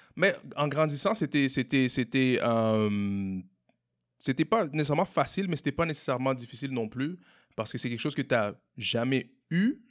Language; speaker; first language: French; native; French